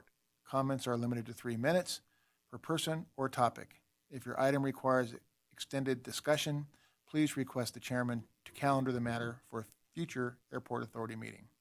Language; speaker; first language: English; native; English